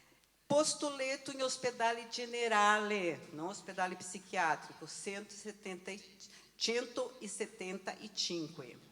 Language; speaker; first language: Italian; non-native, learner; Portuguese